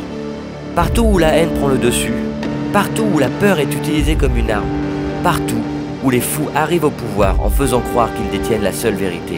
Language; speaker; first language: French; native; French